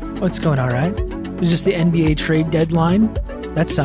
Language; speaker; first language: English; native; English